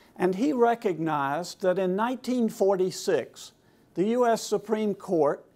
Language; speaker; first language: English; native; English